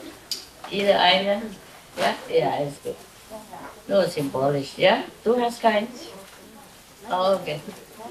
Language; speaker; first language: German; non-native, learner; Vietnamese